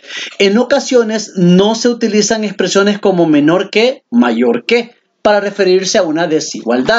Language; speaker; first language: Spanish; native; Spanish